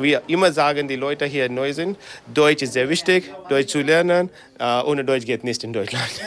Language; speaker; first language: German; non-native, learner; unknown